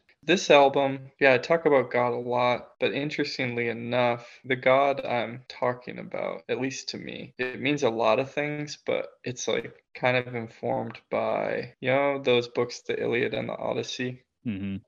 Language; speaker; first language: English; native; English